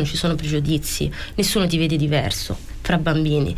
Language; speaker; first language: Italian; early bilingual, other home language; Arabic